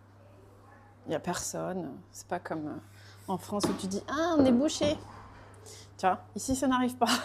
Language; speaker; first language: French; native; French